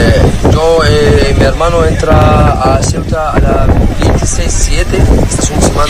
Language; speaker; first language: Spanish; non-native, learner; Arabic